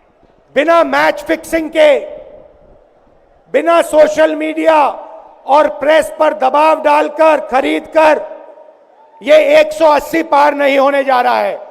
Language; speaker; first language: Hindi; native; Hindi